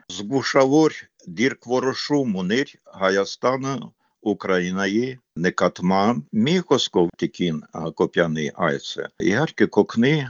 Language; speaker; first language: Armenian; non-native, fluent; Ukrainian